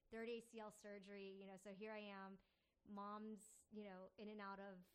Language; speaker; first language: English; native; English